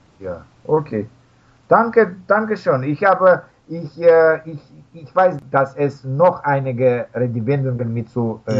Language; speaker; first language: German; non-native, fluent; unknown